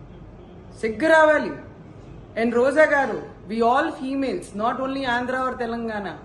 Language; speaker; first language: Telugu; non-native, fluent; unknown